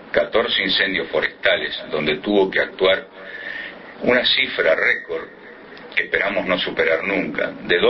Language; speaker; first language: Spanish; native; Spanish